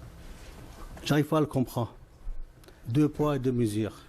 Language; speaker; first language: French; non-native, fluent; Arabic